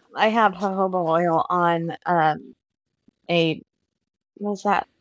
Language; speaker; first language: English; native; English